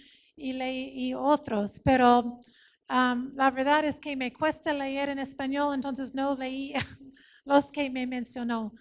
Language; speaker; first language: Spanish; non-native, fluent; English